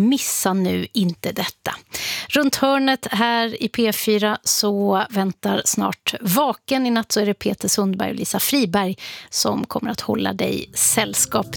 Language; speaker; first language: Swedish; native; Swedish